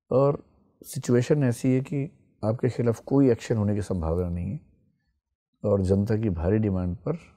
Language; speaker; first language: Hindi; native; Hindi